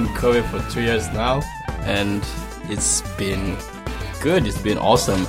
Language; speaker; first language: English; non-native, local second language; Kinyarwanda